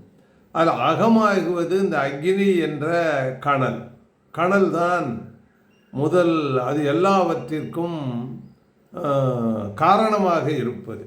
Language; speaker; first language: Tamil; native; Tamil